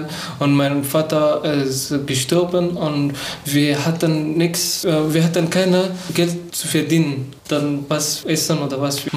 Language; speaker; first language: German; non-native, learner; Persian